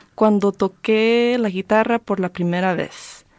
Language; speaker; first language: Spanish; early bilingual, heritage; Spanish